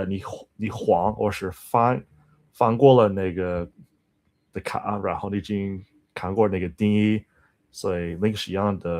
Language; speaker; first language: Chinese; non-native, learner; English